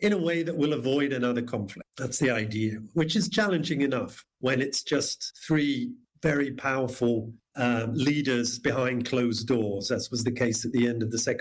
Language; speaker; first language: English; native; English